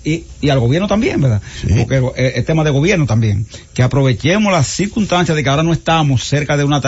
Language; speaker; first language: Spanish; native; Spanish